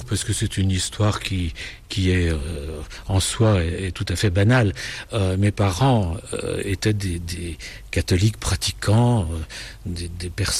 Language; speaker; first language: French; native; French